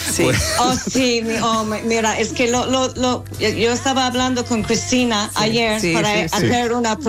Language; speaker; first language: Spanish; non-native, fluent; English